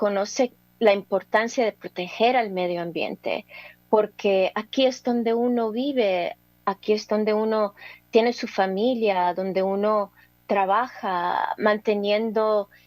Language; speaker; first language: Spanish; early bilingual, heritage; English